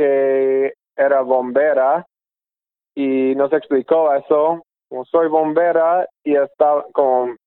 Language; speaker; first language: Spanish; non-native, fluent; English